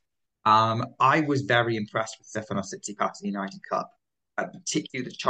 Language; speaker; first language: English; native; English